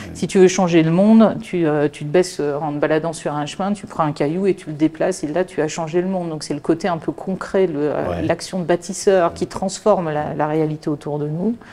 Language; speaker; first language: French; native; French